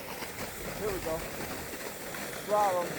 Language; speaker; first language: English; native; English